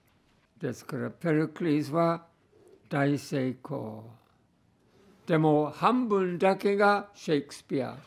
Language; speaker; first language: Japanese; non-native, fluent; English